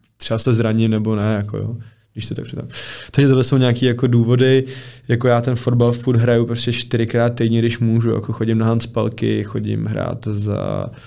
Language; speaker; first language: Czech; early bilingual, other home language; Bosnian